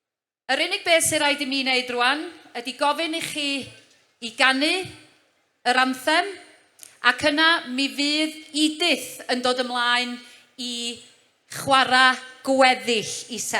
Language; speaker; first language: Welsh; native; Welsh